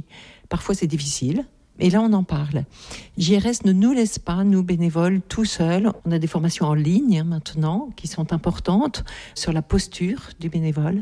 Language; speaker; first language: French; native; French